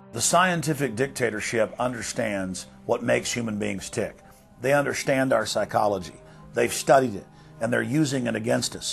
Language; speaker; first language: English; native; English